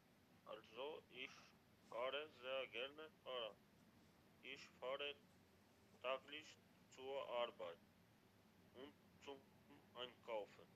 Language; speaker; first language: German; non-native, learner; Macedonian